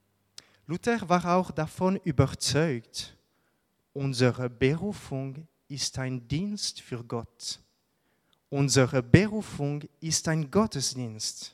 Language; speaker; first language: German; non-native, local second language; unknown